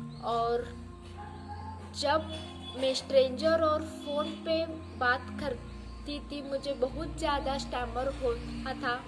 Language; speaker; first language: Hindi; non-native, local second language; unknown